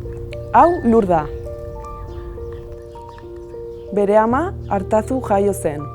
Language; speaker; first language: Basque; non-native, local second language; Spanish